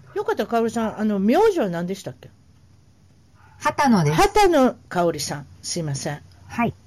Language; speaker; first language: Japanese; native; Japanese